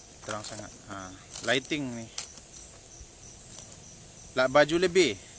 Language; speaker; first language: Malay; native; Malay